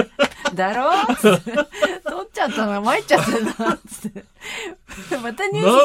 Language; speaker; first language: Japanese; native; Japanese